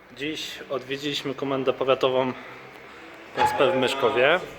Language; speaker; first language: Polish; native; Polish